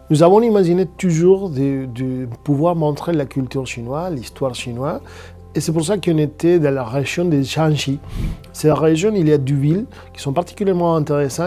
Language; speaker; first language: French; non-native, fluent; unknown